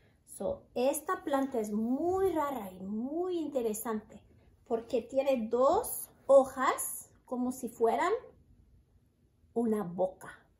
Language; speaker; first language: Spanish; early bilingual, heritage; Spanish